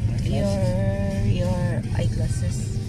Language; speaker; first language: English; non-native, local second language; Filipino